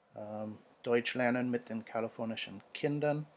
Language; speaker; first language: German; non-native, fluent; English